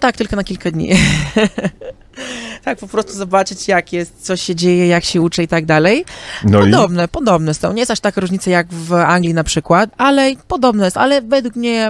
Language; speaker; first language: Polish; early bilingual, heritage; Polish